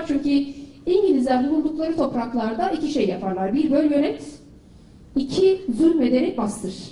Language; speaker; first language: Turkish; native; Turkish